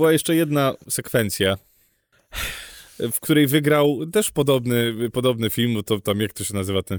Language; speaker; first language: Polish; native; Polish